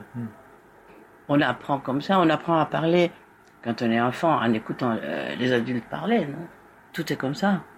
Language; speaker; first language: French; non-native, fluent; Spanish